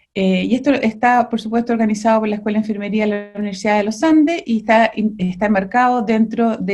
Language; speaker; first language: Spanish; native; Spanish